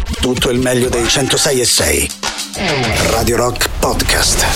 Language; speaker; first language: Italian; native; Italian